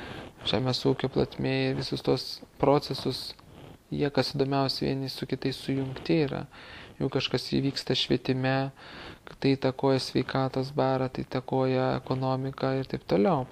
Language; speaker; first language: Lithuanian; native; Lithuanian